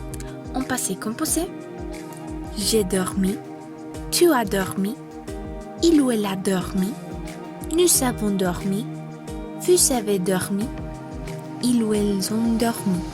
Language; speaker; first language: French; non-native, fluent; Spanish